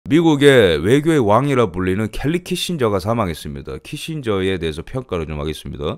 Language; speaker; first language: Korean; native; Korean